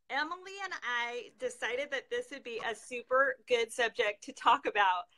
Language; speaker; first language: English; native; English